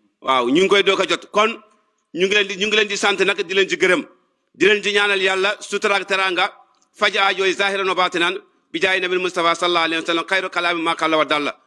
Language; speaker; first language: Wolof; native; Wolof